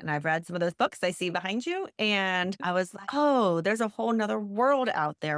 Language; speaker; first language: English; native; English